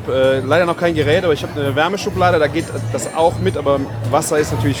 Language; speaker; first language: German; native; German